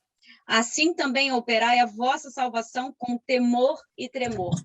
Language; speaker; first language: Portuguese; native; Portuguese